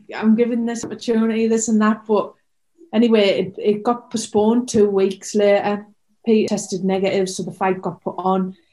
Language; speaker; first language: English; native; English